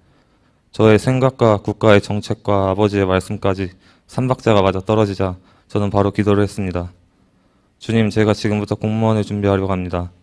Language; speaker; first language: Korean; native; Korean